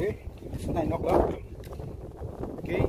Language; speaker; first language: English; non-native, learner; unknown